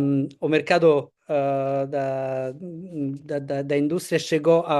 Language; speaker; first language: Portuguese; non-native, fluent; Italian